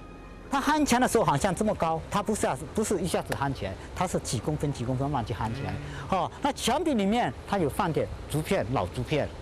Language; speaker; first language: Chinese; native; Chinese